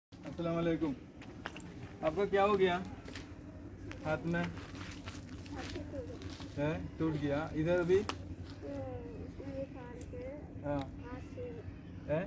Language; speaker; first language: Hindi; non-native, local second language; Malayalam